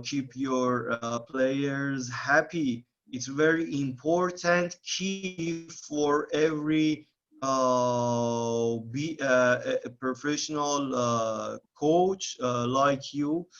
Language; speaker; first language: English; non-native, learner; Persian